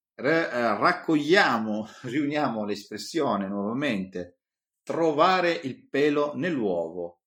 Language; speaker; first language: Italian; native; Italian